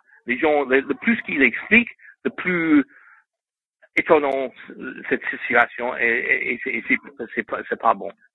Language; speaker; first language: French; non-native, learner; English